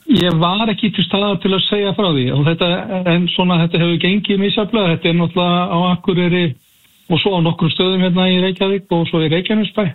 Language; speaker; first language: Icelandic; native; Icelandic